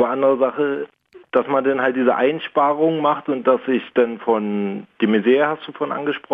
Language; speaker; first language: German; native; German